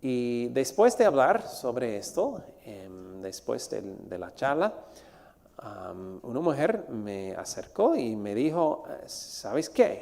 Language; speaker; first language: Spanish; non-native, fluent; English